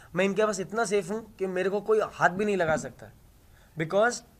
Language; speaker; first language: Hindi; native; Hindi